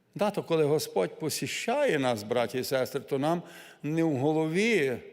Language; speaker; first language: Ukrainian; native; Ukrainian